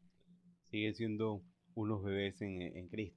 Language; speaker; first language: Spanish; native; Spanish